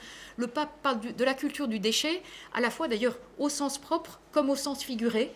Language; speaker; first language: French; native; French